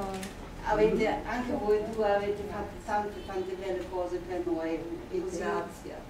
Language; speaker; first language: Italian; non-native, fluent; German